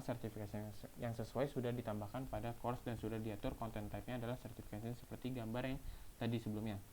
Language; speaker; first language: Indonesian; native; Indonesian